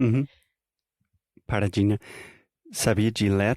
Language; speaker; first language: Portuguese; non-native, fluent; English